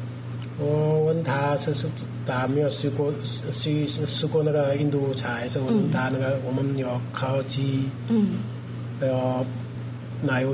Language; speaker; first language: Chinese; non-native, learner; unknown